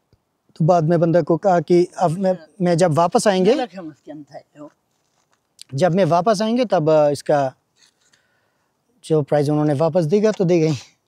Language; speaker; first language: Hindi; non-native, learner; Bangla